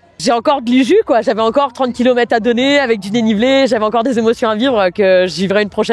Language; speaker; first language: French; native; French